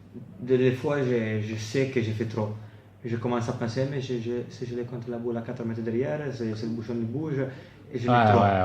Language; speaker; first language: French; non-native, fluent; Italian